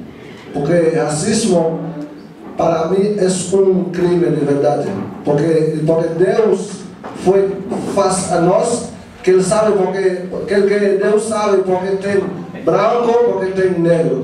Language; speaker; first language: Portuguese; non-native, learner; Haitian Creole